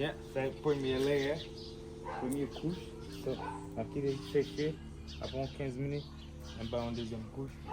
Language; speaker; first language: Haitian Creole; early bilingual, heritage; Haitian Creole